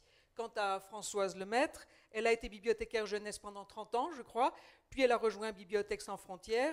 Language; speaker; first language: French; native; French